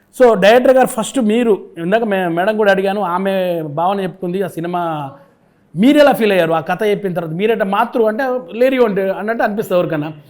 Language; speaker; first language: Telugu; native; Telugu